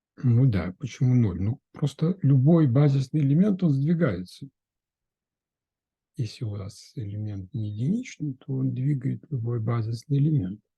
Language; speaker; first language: Russian; native; Russian